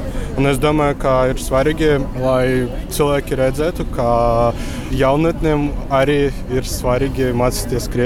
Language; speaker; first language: Latvian; non-native, local second language; Russian